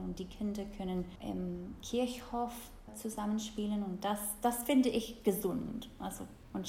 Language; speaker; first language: German; non-native, fluent; English